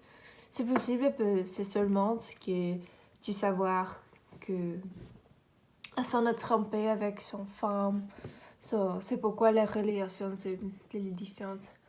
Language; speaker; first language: French; non-native, learner; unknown